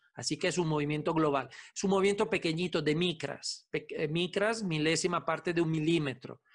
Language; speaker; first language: Spanish; non-native, fluent; Italian